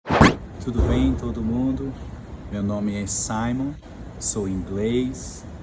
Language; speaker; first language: Portuguese; non-native, fluent; English